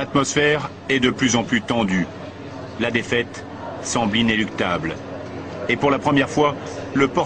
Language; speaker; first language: French; native; French